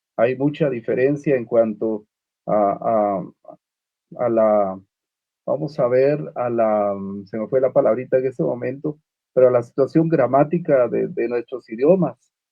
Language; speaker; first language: Spanish; non-native, local second language; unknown